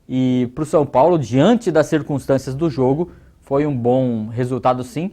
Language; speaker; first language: Portuguese; native; Portuguese